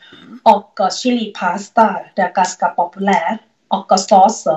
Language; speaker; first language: Swedish; non-native, learner; Thai